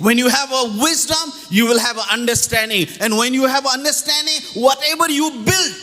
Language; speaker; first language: English; non-native, local second language; Nepali